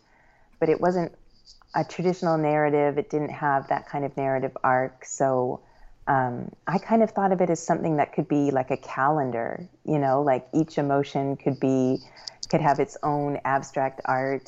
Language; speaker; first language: English; native; English